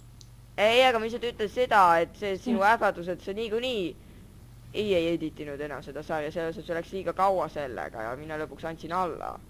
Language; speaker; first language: Estonian; native; Estonian